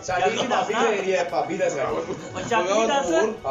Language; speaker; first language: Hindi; non-native, local second language; Punjabi